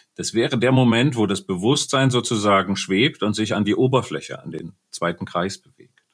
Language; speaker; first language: German; native; German